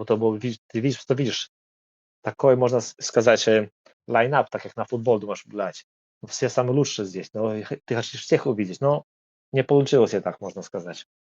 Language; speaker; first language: Russian; non-native, learner; Polish